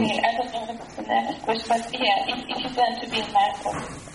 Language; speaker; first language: English; non-native, learner; Russian